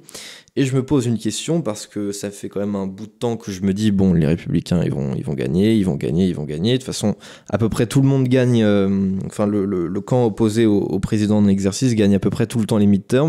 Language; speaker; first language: French; native; French